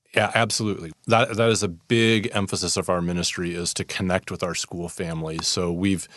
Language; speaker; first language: English; native; English